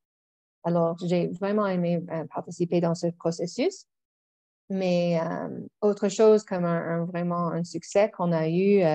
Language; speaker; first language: French; non-native, local second language; English